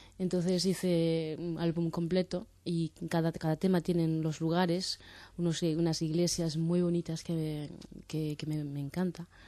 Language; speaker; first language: Spanish; non-native, fluent; Japanese